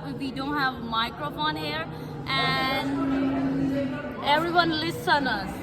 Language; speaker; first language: English; non-native, local second language; Punjabi